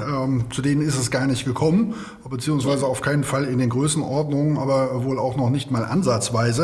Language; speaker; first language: German; native; German